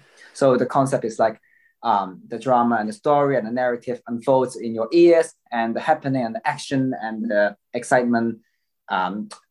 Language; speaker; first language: English; non-native, local second language; Cantonese